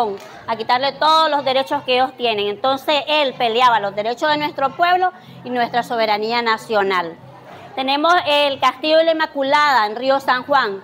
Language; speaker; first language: Spanish; native; Spanish